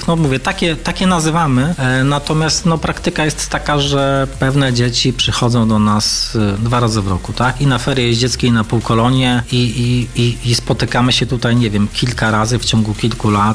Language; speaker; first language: Polish; native; Polish